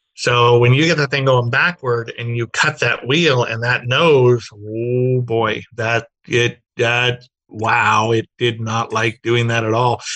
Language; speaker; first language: English; native; English